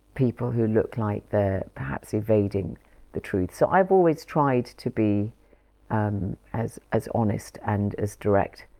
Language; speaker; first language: English; native; English